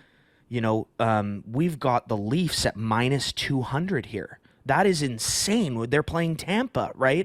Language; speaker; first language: English; native; English